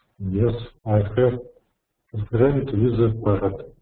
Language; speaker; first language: English; non-native, learner; Russian